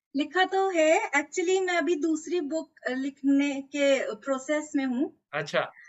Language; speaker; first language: Hindi; native; Hindi